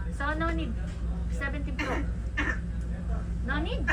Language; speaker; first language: English; non-native, local second language; Filipino